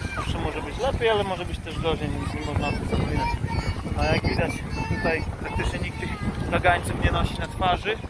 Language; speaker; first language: Polish; native; Polish